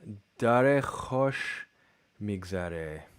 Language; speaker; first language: Persian; non-native, learner; English